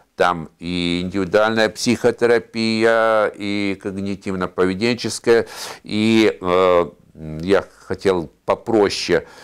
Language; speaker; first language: Russian; native; Russian